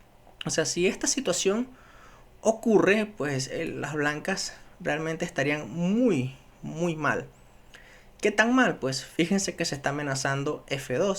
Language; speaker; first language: Spanish; native; Spanish